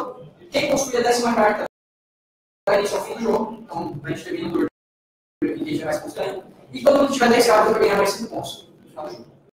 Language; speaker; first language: Portuguese; native; Portuguese